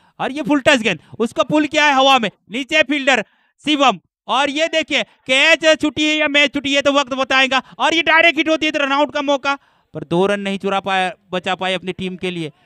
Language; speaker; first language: Hindi; non-native, local second language; Gujarati